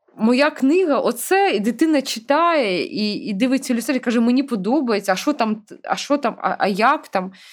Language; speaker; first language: Ukrainian; non-native, local second language; Russian